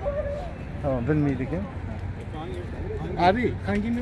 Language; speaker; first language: Turkish; non-native, learner; Kazakh